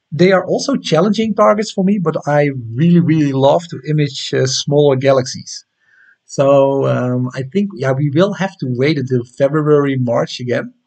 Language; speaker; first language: English; non-native, fluent; Dutch